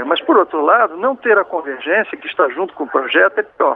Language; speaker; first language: Portuguese; native; Portuguese